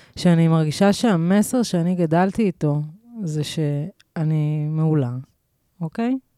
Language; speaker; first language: Hebrew; native; Hebrew